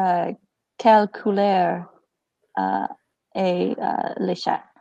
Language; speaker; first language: French; non-native, learner; English